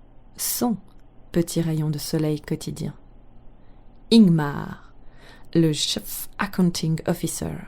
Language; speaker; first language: French; native; French